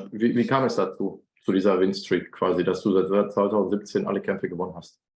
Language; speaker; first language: German; native; German